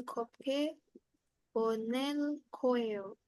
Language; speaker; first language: Korean; non-native, learner; Indonesian